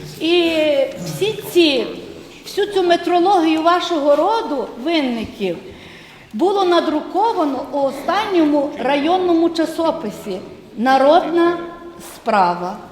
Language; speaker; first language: Ukrainian; native; Ukrainian